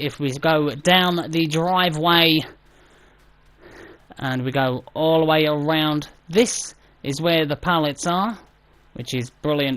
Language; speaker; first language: English; native; English